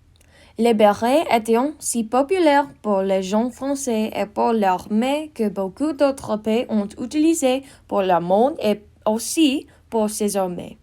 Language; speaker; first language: French; non-native, learner; English